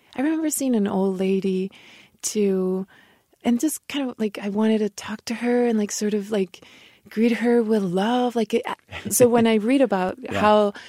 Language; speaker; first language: English; non-native, fluent; Spanish